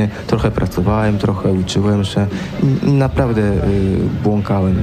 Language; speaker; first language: Polish; non-native, fluent; Japanese